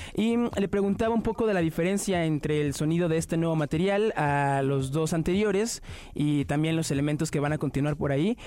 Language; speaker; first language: Spanish; native; Spanish